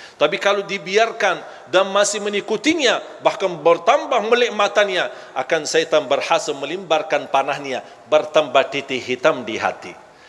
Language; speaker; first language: Malay; non-native, fluent; Arabic